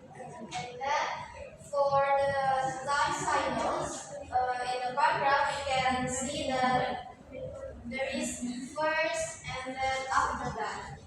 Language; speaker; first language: English; non-native, learner; Indonesian